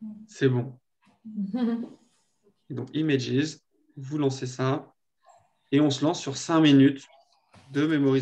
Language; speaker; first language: French; native; French